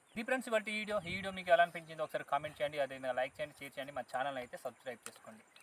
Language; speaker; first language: Telugu; native; Telugu